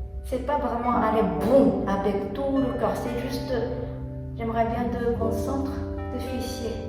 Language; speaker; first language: French; non-native, learner; Japanese